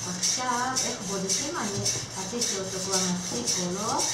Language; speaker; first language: Hebrew; non-native, learner; Russian